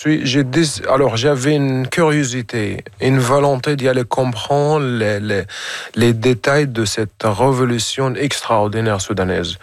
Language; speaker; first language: French; non-native, fluent; Arabic